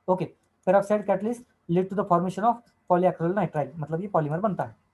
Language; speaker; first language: Hindi; non-native, local second language; Marathi